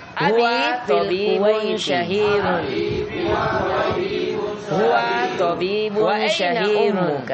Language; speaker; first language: Arabic; non-native, fluent; Indonesian